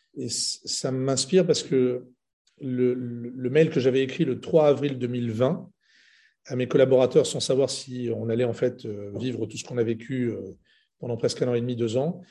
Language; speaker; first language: French; non-native, local second language; Arabic